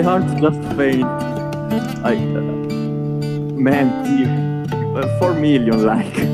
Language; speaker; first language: English; non-native, fluent; Indonesian